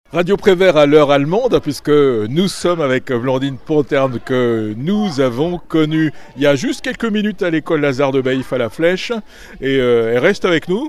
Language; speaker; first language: French; native; French